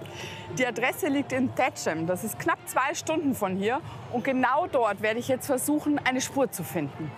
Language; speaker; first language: German; native; German